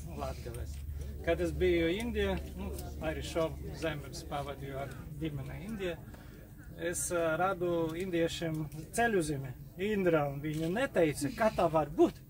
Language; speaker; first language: Latvian; non-native, local second language; Russian